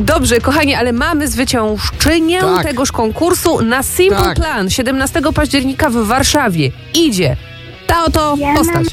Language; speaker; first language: Polish; native; Polish